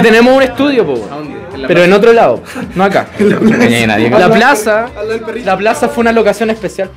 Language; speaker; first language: Spanish; native; Spanish